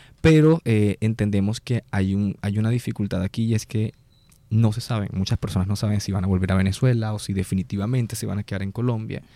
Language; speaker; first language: Spanish; native; Spanish